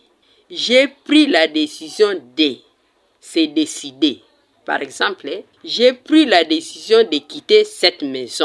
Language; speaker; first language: French; non-native, learner; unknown